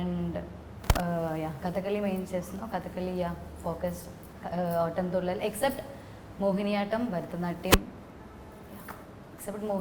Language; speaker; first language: Telugu; non-native, learner; Malayalam